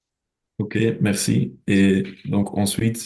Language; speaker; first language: French; non-native, local second language; Dutch